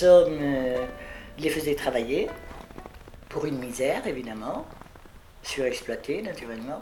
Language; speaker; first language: French; early bilingual, other home language; Spanish